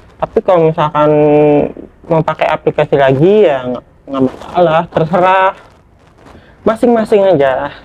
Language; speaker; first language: Indonesian; native; Indonesian